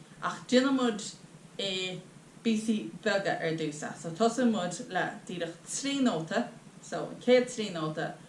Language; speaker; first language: Irish; native; Irish